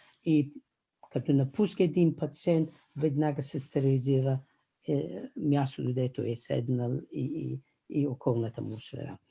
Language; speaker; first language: Bulgarian; non-native, fluent; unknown